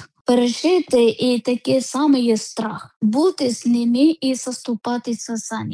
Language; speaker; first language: Ukrainian; non-native, learner; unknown